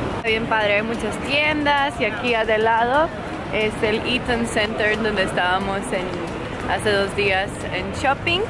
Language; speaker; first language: Spanish; non-native, fluent; Croatian